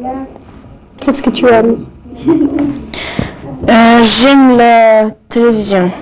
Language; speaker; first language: French; non-native, learner; English